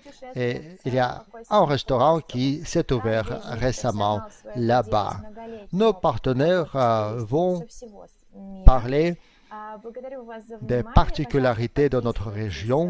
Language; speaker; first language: French; non-native, fluent; Russian